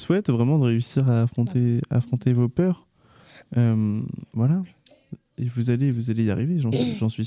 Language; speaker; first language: French; native; French